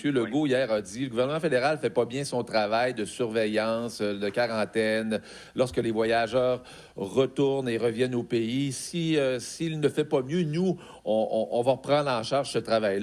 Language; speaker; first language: French; native; French